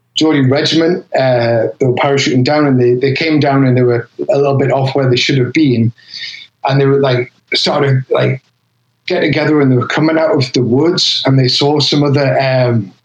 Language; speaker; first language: English; native; English